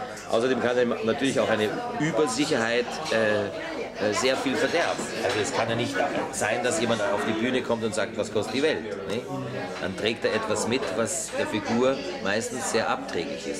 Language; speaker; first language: German; native; German